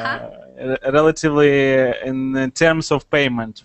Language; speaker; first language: English; non-native, learner; Russian